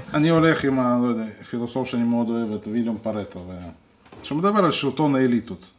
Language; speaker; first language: Hebrew; non-native, fluent; Russian